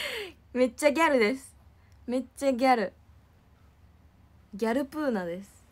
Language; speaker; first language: Japanese; native; Japanese